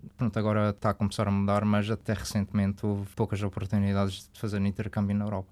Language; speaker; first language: Portuguese; early bilingual, heritage; Portuguese